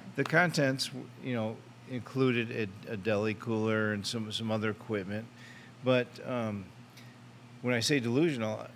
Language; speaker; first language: English; native; English